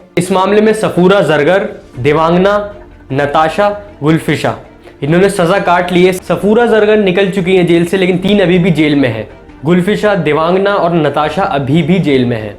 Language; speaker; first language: Hindi; native; Hindi